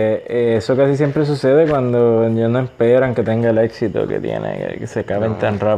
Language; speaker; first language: Spanish; native; Spanish